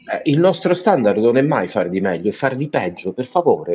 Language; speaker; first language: Italian; native; Italian